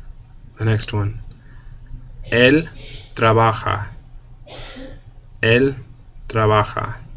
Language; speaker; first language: Spanish; non-native, fluent; English